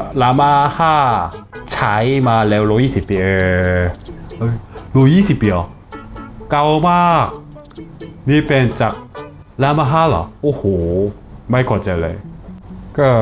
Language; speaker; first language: Thai; non-native, fluent; Korean